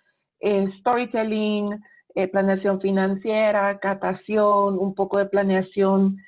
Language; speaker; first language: Spanish; native; Spanish